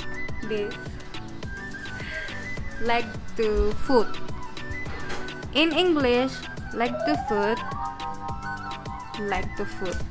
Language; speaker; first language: English; non-native, local second language; Filipino